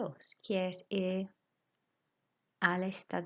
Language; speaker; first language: Spanish; non-native, fluent; English